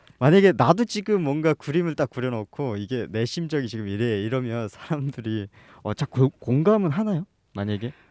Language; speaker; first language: Korean; native; Korean